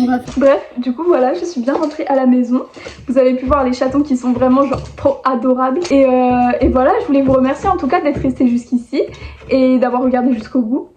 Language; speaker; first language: French; native; French